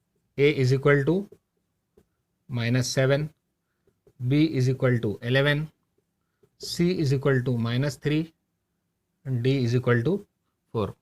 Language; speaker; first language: English; non-native, local second language; Hindi